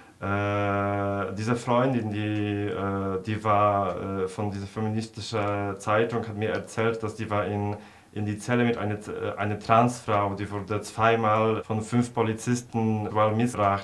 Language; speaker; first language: German; non-native, fluent; Polish